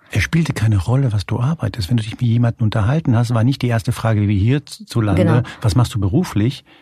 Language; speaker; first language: German; early bilingual, other home language; Spanish